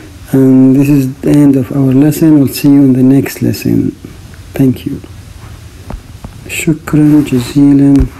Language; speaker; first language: English; non-native, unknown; Arabic